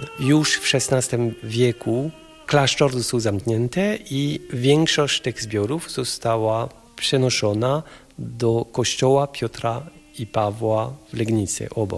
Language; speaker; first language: Polish; non-native, fluent; French